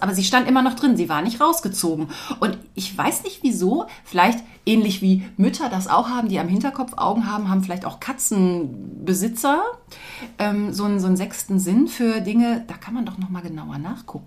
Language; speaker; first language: German; native; German